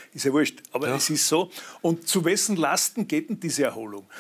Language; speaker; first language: German; native; German